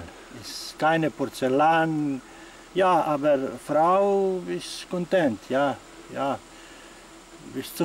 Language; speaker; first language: German; non-native, learner; Slovenian